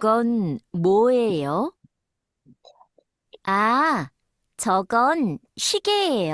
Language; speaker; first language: Korean; non-native, learner; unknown